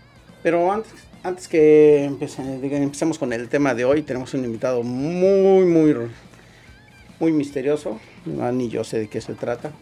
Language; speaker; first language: Spanish; native; Spanish